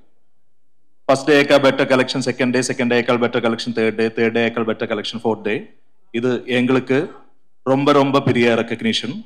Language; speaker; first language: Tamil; non-native, learner; Malayalam